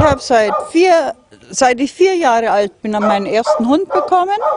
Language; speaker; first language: German; non-native, fluent; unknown